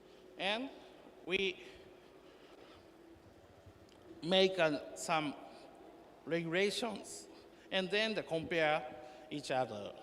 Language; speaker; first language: English; non-native, learner; Japanese